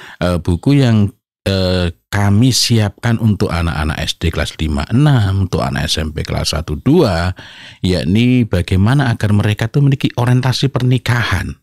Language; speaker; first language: Indonesian; native; Indonesian